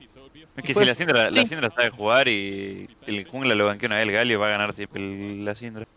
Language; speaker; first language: Spanish; native; Spanish